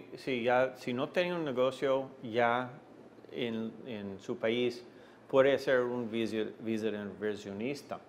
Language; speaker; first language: Spanish; non-native, fluent; English